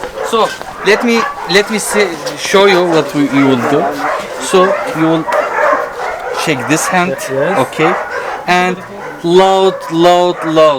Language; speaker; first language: English; non-native, learner; Turkish